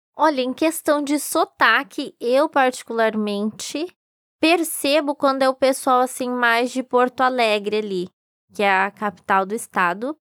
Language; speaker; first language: Portuguese; native; Portuguese